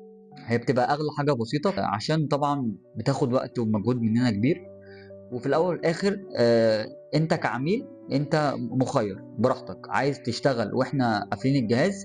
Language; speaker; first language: Arabic; native; Arabic